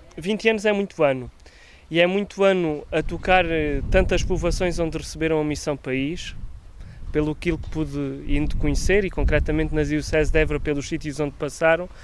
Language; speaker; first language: Portuguese; native; Portuguese